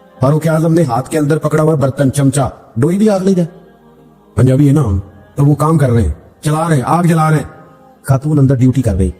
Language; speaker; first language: Urdu; non-native, local second language; Punjabi